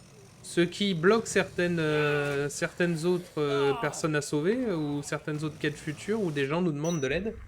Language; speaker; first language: French; native; French